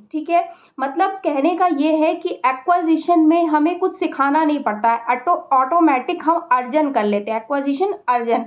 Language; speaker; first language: Hindi; native; Hindi